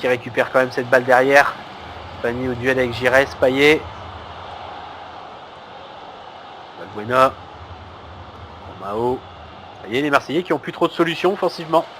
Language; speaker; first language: French; native; French